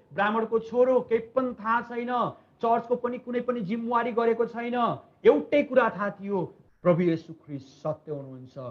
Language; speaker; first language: Nepali; native; Nepali